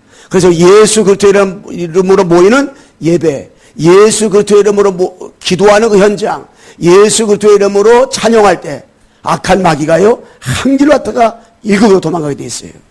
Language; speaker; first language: Korean; native; Korean